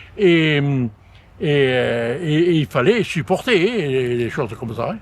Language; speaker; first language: French; native; French